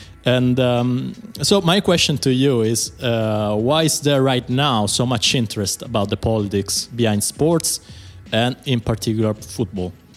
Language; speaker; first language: English; non-native, fluent; Italian